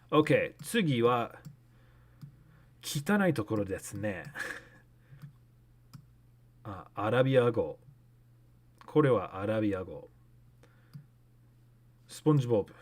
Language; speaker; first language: Japanese; non-native, learner; English